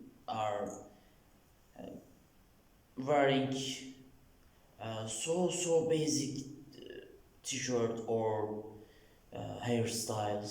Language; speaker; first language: English; non-native, learner; Turkish